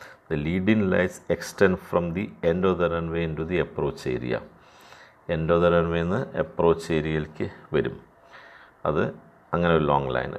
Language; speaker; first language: English; non-native, local second language; Malayalam